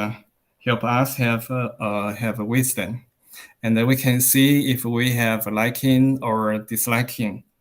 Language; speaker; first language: English; non-native, learner; Chinese